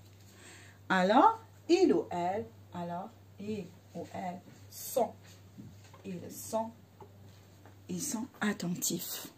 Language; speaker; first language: French; non-native, local second language; Arabic